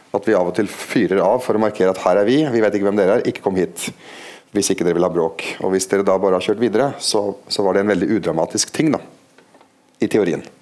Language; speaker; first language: Norwegian; non-native, fluent; Arabic